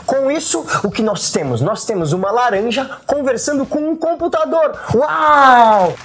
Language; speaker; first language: Portuguese; native; Portuguese